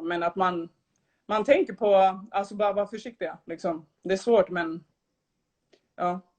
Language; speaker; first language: Swedish; early bilingual, other home language; Somali